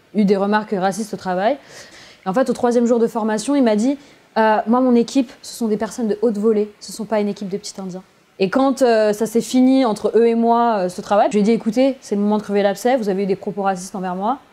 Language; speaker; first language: French; native; French